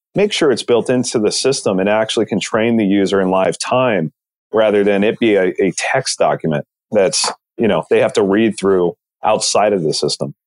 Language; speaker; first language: English; native; English